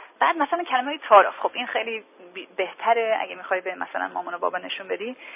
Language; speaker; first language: Persian; early bilingual, heritage; English